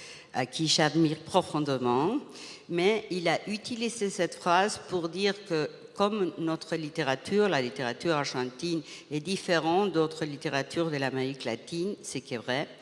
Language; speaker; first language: French; non-native, fluent; Spanish